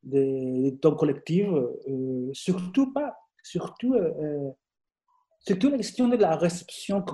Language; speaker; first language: French; non-native, fluent; Spanish